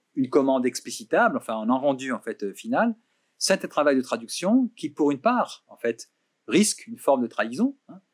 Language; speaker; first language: French; native; French